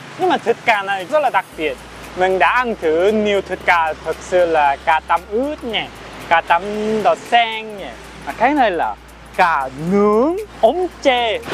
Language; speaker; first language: Vietnamese; non-native, fluent; Korean